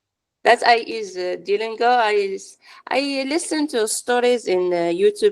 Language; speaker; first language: English; non-native, learner; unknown